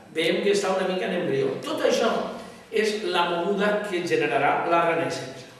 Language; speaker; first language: Catalan; native; Catalan